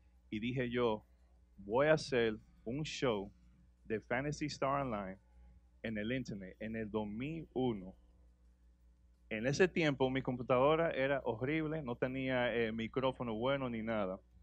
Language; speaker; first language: Spanish; early bilingual, heritage; Spanish